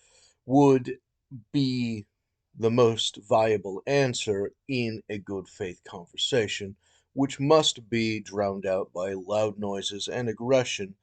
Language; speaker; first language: English; native; English